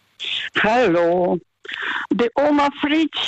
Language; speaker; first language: German; non-native, fluent; Russian